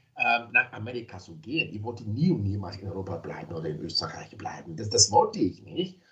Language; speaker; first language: German; non-native, fluent; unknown